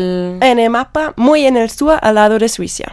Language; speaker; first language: Spanish; non-native, learner; German